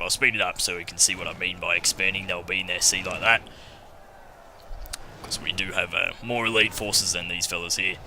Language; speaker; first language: English; native; English